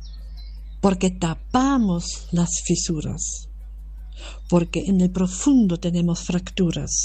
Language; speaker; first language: Spanish; non-native, fluent; German